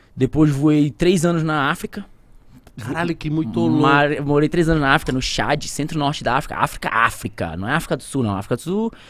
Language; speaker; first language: Portuguese; native; Portuguese